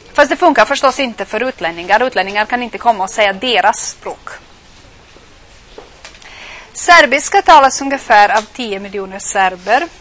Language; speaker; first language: Swedish; non-native, fluent; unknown